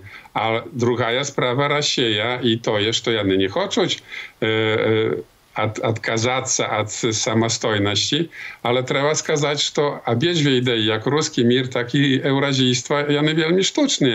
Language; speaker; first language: Polish; non-native, local second language; Belarusian